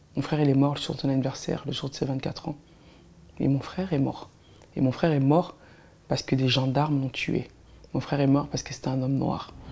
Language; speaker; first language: French; native; French